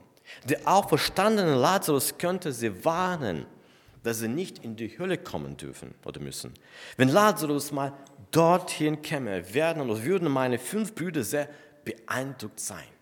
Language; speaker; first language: German; non-native, fluent; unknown